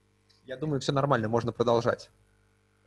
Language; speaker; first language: Russian; native; Russian